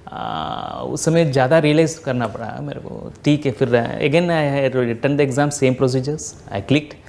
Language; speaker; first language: Hindi; non-native, local second language; Tamil